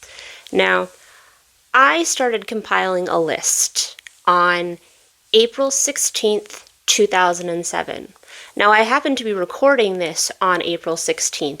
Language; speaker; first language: English; native; English